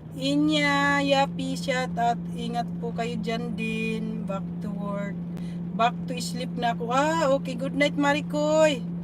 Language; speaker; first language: Filipino; non-native, local second language; Bikol